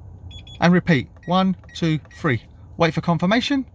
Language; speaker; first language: English; native; English